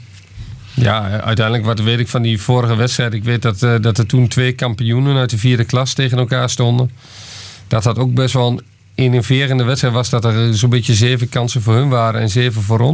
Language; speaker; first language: Dutch; native; Dutch